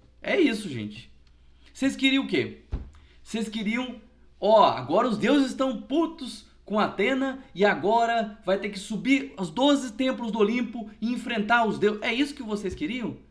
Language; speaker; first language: Portuguese; native; Portuguese